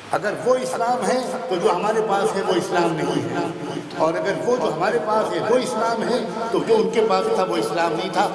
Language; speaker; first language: Urdu; native; Urdu